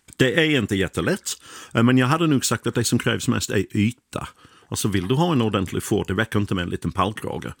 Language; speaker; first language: Swedish; non-native, fluent; English